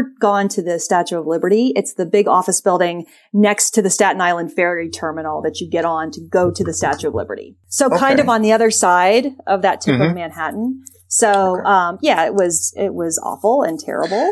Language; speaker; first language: English; native; English